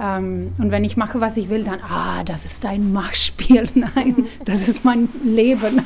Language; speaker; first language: German; non-native, fluent; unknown